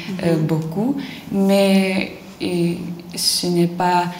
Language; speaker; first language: French; non-native, learner; Lithuanian